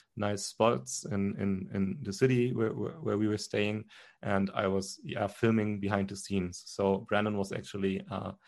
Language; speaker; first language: English; non-native, fluent; German